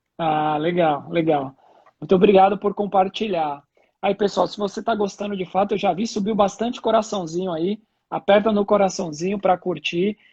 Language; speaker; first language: Portuguese; native; Portuguese